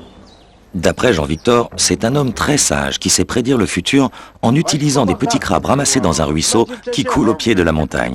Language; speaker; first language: French; native; French